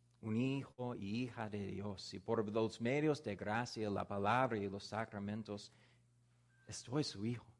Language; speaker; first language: Spanish; non-native, learner; English